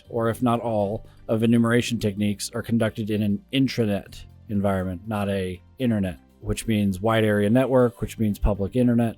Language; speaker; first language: English; native; English